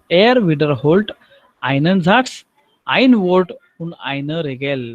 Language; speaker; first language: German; non-native, fluent; Marathi